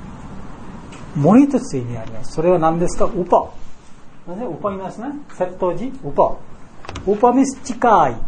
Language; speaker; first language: Japanese; non-native, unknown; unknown